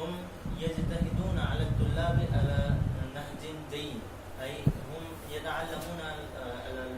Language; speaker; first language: Arabic; non-native, learner; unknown